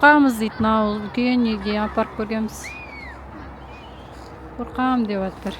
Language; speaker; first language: Kazakh; native; Kazakh